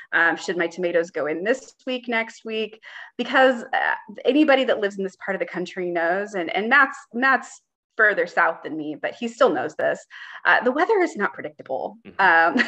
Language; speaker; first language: English; native; English